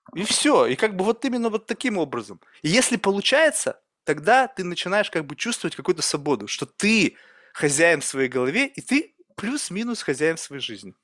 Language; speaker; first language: Russian; native; Russian